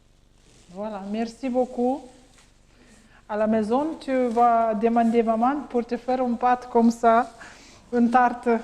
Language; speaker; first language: French; non-native, learner; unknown